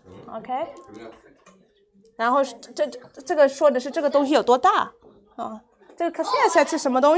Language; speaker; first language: Chinese; non-native, fluent; English